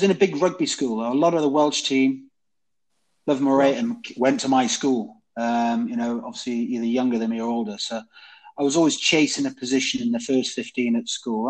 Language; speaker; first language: English; native; English